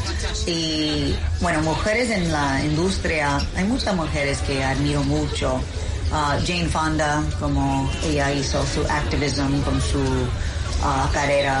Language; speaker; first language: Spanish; non-native, learner; English